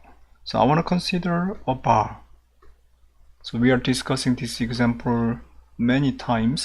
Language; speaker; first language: English; non-native, fluent; Korean